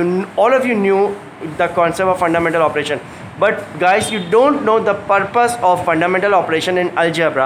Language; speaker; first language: English; non-native, local second language; Hindi